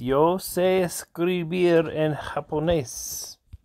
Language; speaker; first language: Spanish; non-native, learner; English